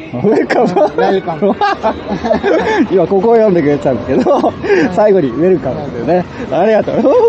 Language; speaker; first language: Japanese; native; Japanese